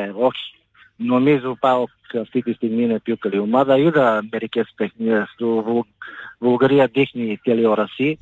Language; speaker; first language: Greek; non-native, fluent; Bulgarian